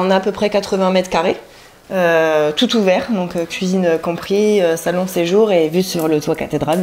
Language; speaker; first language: French; native; French